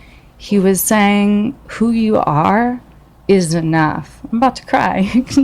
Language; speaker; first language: English; native; English